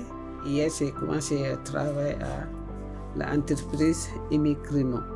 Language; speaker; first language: French; non-native, learner; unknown